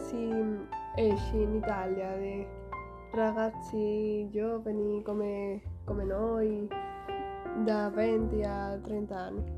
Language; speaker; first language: Italian; non-native, learner; Spanish